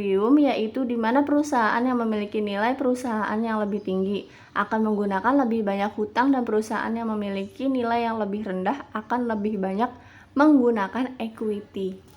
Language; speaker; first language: Indonesian; native; Indonesian